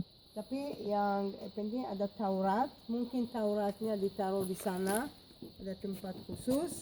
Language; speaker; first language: Indonesian; non-native, fluent; Hebrew